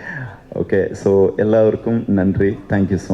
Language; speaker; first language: Tamil; non-native, learner; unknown